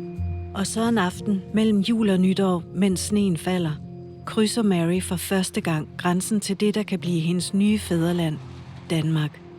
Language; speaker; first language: Danish; native; Danish